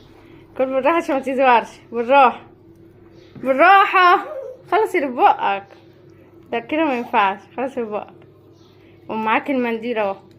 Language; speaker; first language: Arabic; native; Arabic